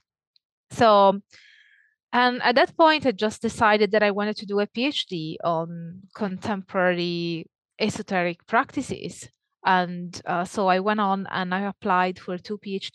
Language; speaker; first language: English; non-native, fluent; Italian